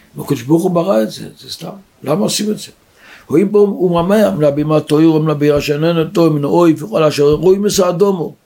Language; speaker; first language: Hebrew; non-native, local second language; Yiddish